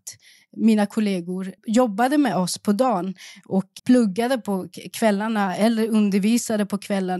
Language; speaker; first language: Swedish; early bilingual, other home language; Persian